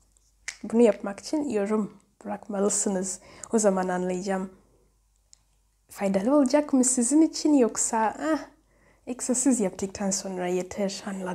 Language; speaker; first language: Turkish; non-native, learner; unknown